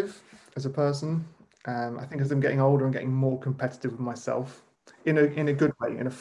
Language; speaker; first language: English; native; English